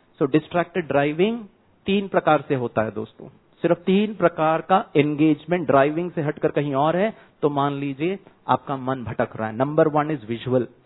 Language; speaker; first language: Hindi; non-native, local second language; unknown